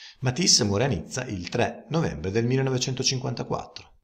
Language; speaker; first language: Italian; native; Italian